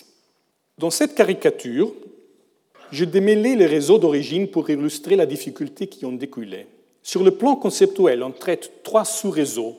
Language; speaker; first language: French; non-native, fluent; German